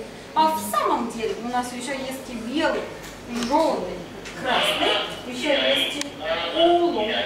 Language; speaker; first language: Russian; non-native, learner; Chinese